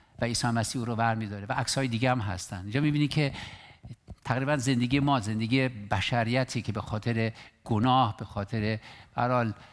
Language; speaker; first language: Persian; non-native, local second language; Armenian